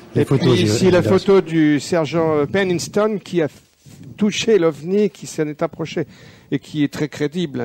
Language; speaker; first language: French; native; French